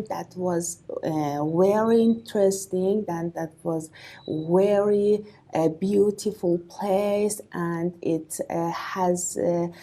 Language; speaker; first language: English; non-native, learner; Persian